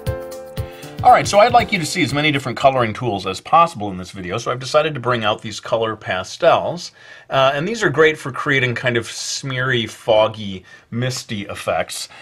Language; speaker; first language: English; native; English